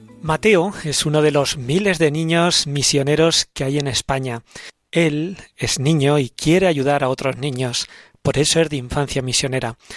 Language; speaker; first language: Spanish; native; Spanish